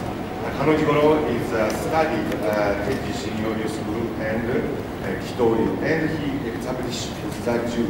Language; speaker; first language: English; non-native, learner; Japanese